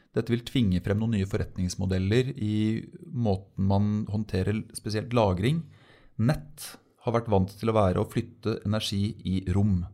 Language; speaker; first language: Norwegian; native; Norwegian